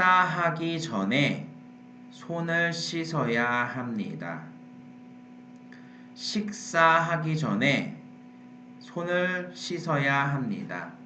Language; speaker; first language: Korean; non-native, fluent; Vietnamese